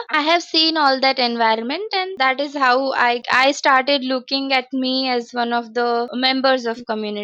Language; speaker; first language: English; non-native, local second language; Marathi